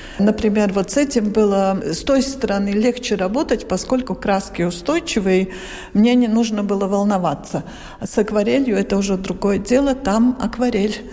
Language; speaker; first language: Russian; non-native, local second language; Latvian